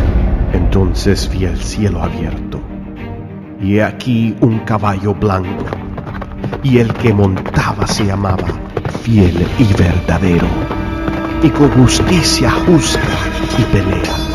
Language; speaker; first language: Spanish; native; Spanish